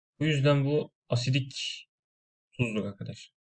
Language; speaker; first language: Turkish; native; Turkish